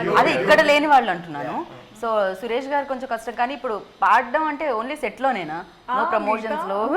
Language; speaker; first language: Telugu; native; Telugu